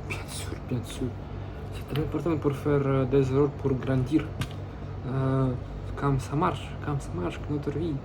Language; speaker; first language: French; non-native, learner; Russian